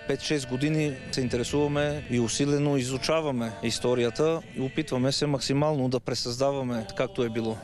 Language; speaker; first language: Bulgarian; native; Bulgarian